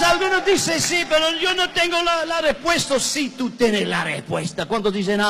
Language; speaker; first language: Spanish; non-native, learner; English